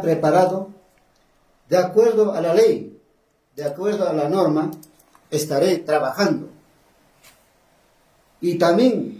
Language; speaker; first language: Spanish; native; Spanish